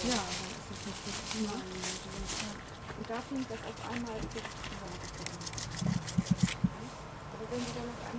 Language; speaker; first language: German; native; German